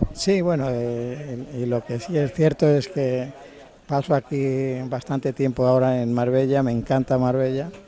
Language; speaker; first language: Spanish; native; Spanish